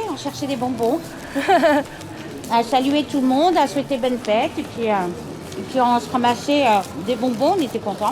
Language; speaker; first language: French; non-native, fluent; Turkish